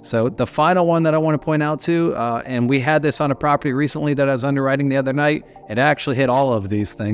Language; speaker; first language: English; native; English